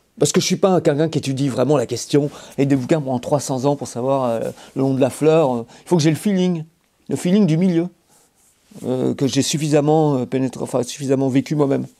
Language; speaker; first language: French; native; French